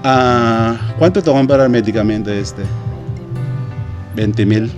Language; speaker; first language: Spanish; non-native, learner; Pampanga